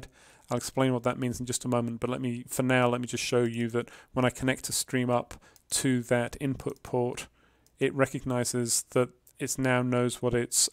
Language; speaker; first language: English; native; English